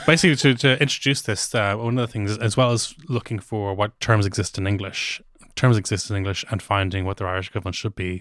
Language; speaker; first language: English; native; English